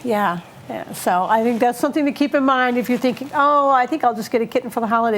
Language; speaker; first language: English; native; English